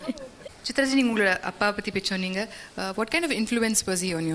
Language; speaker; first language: Tamil; native; Tamil